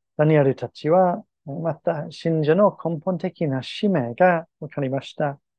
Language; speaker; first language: Japanese; non-native, fluent; English